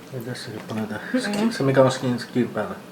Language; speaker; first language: Finnish; non-native, learner; Thai